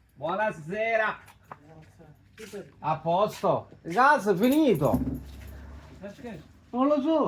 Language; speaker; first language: Italian; non-native, learner; Tamil